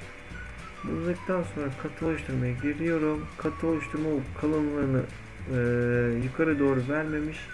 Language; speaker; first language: Turkish; native; Turkish